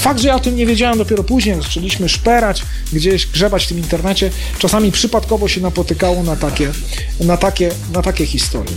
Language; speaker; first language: Polish; native; Polish